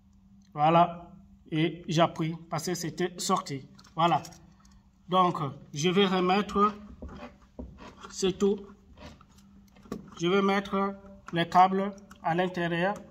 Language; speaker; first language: French; non-native, local second language; Arabic